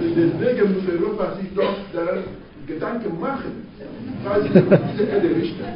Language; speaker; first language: German; non-native, fluent; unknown